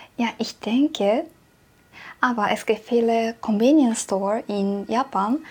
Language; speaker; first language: German; non-native, learner; Japanese